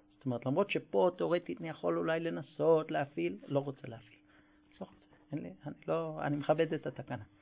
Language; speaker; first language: Hebrew; non-native, fluent; English